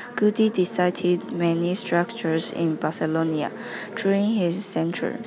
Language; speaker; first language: English; non-native, learner; Chinese